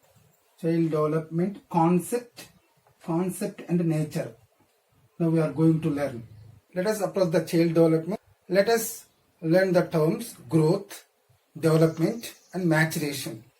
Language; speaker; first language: English; non-native, local second language; Telugu